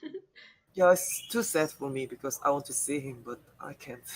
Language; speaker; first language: English; non-native, learner; Korean